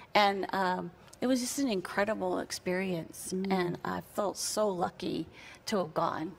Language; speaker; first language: English; native; English